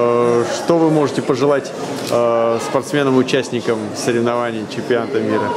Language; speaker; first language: Russian; native; Russian